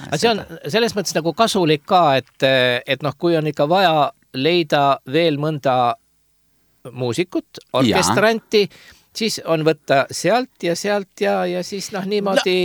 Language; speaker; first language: Estonian; native; Estonian